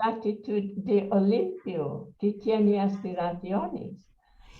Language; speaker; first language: Spanish; non-native, learner; English